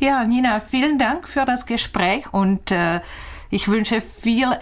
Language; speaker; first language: German; non-native, fluent; Czech